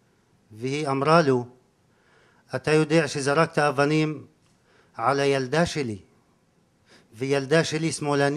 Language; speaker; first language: Hebrew; non-native, local second language; Arabic